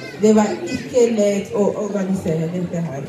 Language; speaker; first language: Norwegian; non-native, fluent; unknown